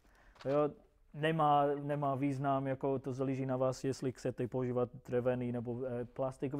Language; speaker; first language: Czech; non-native, fluent; English